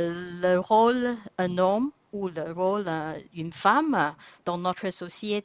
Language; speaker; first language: French; non-native, fluent; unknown